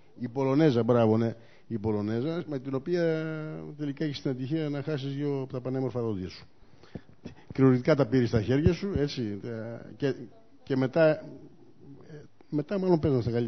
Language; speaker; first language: Greek; native; Greek